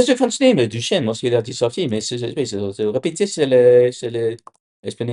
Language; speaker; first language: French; non-native, learner; English